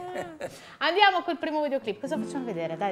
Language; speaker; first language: Italian; native; Italian